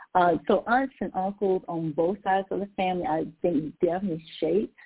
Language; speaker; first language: English; native; English